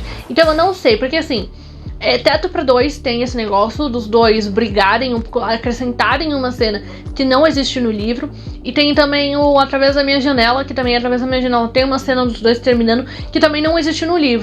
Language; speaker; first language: Portuguese; native; Portuguese